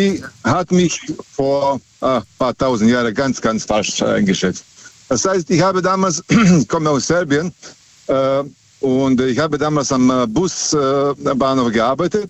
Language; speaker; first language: German; non-native, fluent; Serbian